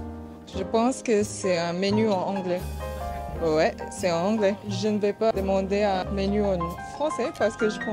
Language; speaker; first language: French; non-native, learner; English